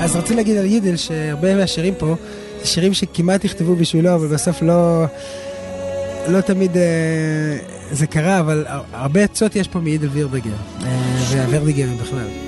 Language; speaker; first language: Hebrew; native; Hebrew